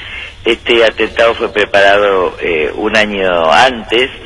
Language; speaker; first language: Spanish; native; Spanish